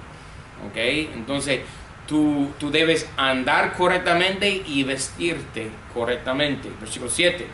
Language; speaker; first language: Spanish; non-native, fluent; English